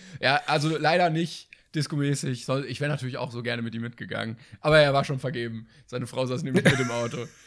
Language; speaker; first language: German; native; German